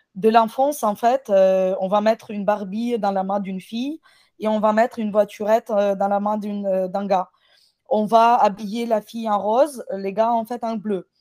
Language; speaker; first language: French; non-native, fluent; Ukrainian